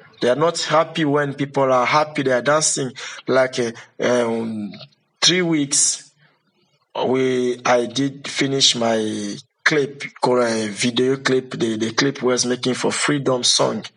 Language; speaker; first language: English; non-native, learner; Lingala